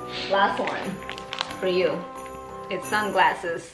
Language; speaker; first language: English; non-native, fluent; Indonesian